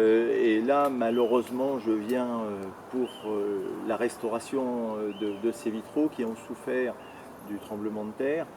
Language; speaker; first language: French; native; French